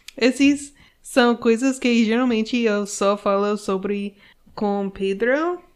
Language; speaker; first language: Portuguese; non-native, fluent; English